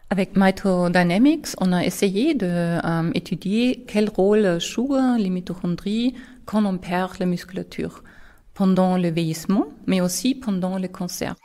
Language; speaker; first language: French; non-native, fluent; German